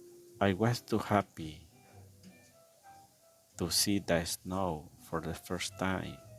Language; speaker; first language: English; non-native, learner; Spanish